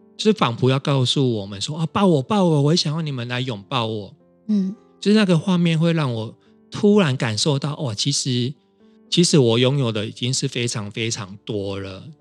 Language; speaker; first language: Chinese; native; Chinese